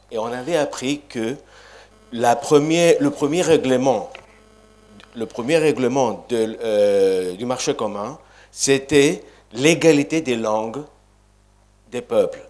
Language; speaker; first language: French; non-native, fluent; Greek